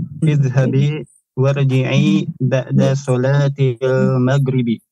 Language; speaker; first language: Arabic; non-native, learner; Indonesian